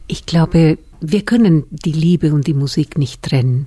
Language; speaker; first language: German; non-native, fluent; Spanish